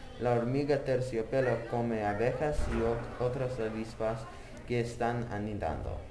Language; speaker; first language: Spanish; non-native, learner; English